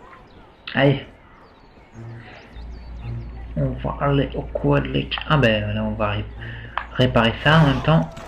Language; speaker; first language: French; native; French